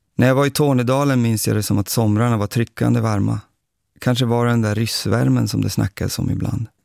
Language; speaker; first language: Swedish; native; Swedish